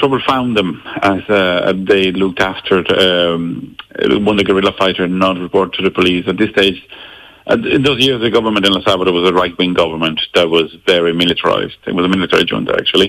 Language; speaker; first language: English; non-native, fluent; Spanish